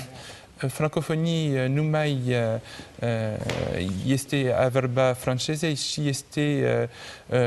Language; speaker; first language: Romanian; non-native, learner; French